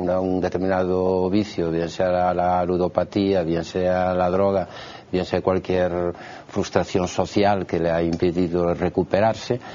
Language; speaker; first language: Spanish; native; Spanish